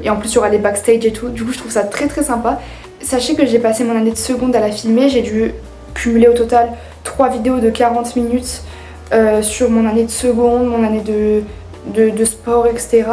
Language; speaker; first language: French; native; French